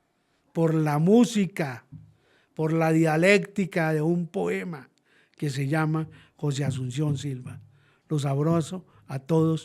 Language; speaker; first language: Spanish; native; Spanish